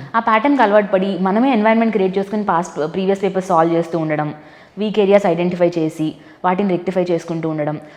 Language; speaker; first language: Telugu; native; Telugu